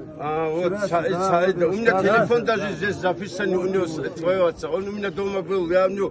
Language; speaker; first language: Russian; non-native, local second language; Chechen